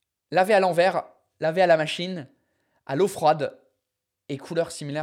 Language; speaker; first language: French; non-native, fluent; English